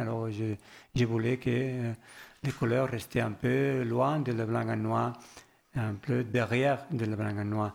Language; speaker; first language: French; non-native, learner; Spanish